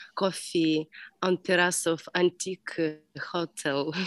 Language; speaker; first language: English; non-native, learner; Ukrainian